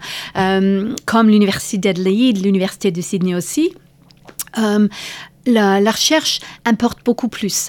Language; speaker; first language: French; non-native, fluent; English